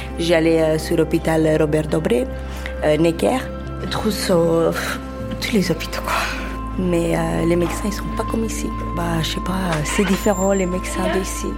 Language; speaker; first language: French; early bilingual, other home language; Romanian